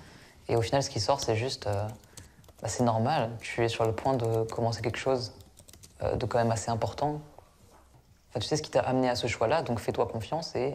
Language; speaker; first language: French; native; French